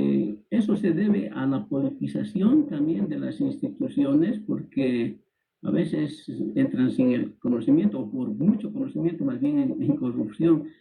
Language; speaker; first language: Spanish; native; Spanish